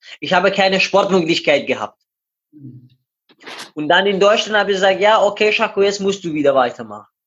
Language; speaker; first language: German; non-native, learner; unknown